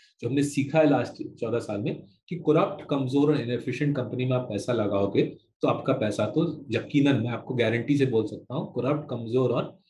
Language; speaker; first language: Hindi; non-native, local second language; Bangla